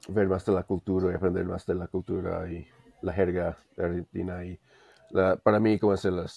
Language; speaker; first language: Spanish; non-native, fluent; English